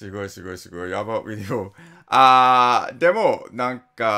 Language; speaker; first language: Japanese; non-native, learner; English